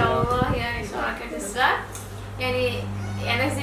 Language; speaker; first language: Turkish; non-native, learner; Indonesian